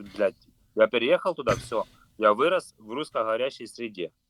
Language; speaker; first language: Russian; non-native, local second language; Ukrainian